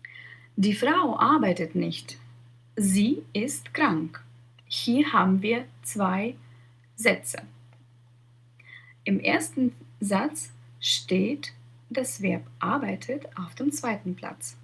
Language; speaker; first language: German; non-native, fluent; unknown